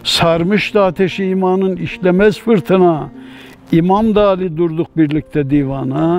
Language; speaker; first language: Turkish; native; Turkish